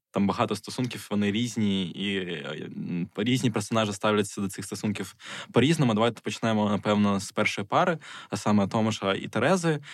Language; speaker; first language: Ukrainian; native; Ukrainian